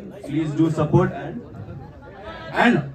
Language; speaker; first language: Telugu; non-native, learner; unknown